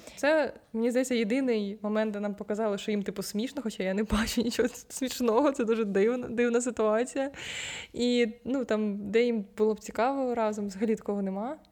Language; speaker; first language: Ukrainian; non-native, local second language; Russian